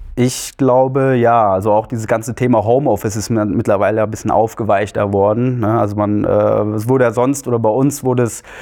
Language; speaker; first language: German; native; German